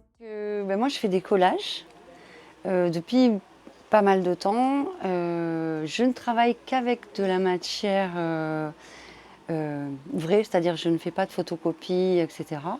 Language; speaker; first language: French; native; French